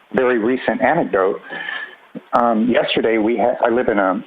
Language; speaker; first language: English; native; English